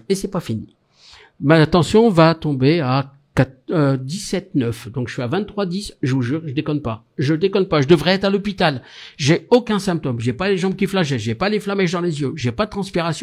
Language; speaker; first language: French; native; French